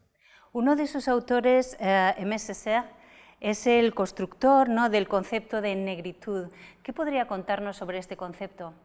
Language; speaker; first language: Spanish; non-native, fluent; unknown